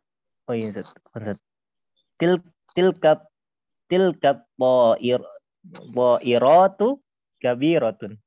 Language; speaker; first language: Arabic; non-native, learner; Indonesian